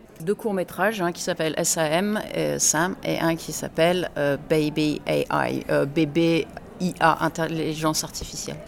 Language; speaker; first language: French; early bilingual, other home language; English